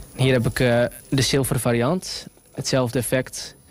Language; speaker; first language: Dutch; native; Dutch